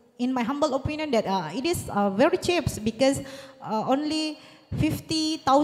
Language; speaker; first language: English; non-native, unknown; Indonesian